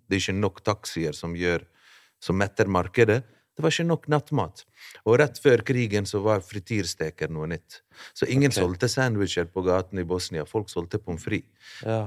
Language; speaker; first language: Norwegian; early bilingual, other home language; Bosnian